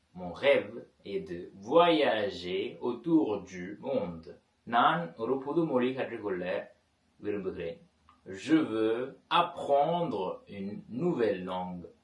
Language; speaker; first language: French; non-native, fluent; Tamil